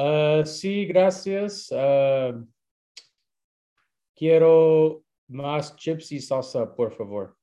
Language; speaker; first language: Spanish; non-native, learner; English